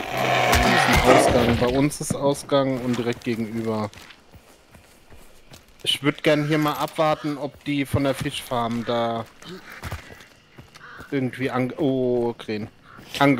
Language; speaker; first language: German; native; German